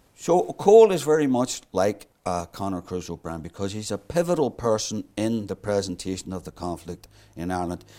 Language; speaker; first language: English; native; English